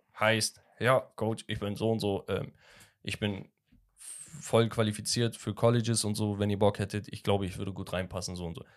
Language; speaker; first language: German; early bilingual, other home language; Turkish